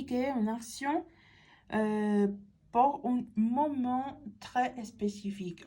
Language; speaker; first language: French; non-native, fluent; Spanish